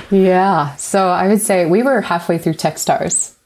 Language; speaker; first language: English; native; English